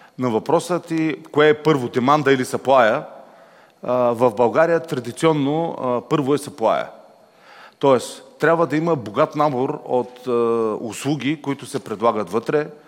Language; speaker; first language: Bulgarian; native; Bulgarian